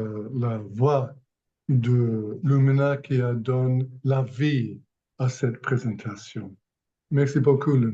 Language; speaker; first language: French; non-native, fluent; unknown